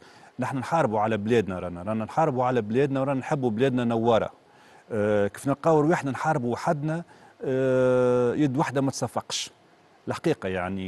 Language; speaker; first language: Arabic; native; Arabic